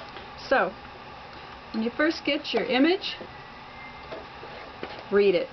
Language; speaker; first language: English; native; English